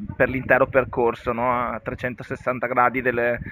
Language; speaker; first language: Italian; native; Italian